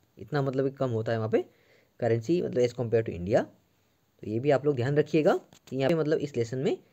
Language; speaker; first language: Hindi; non-native, local second language; Assamese